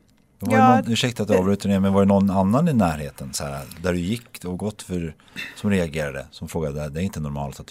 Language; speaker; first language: Swedish; native; Swedish